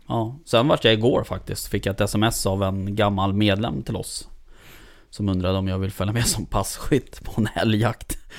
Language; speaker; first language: Swedish; native; Swedish